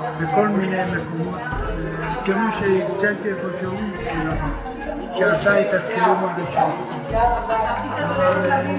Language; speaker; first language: Hebrew; non-native, fluent; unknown